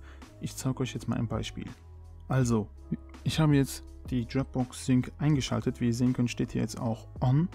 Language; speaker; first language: German; native; German